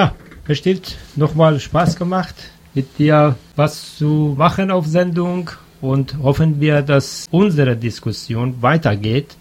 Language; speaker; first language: German; non-native, fluent; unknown